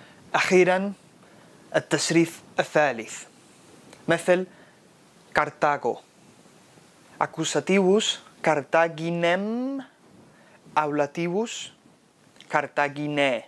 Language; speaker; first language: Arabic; non-native, fluent; Spanish